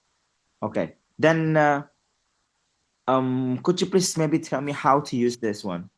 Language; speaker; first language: English; non-native, fluent; Indonesian